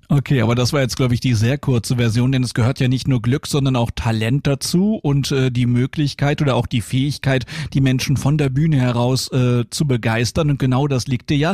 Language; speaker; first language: German; native; German